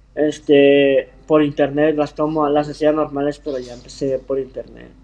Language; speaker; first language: Spanish; early bilingual, heritage; Spanish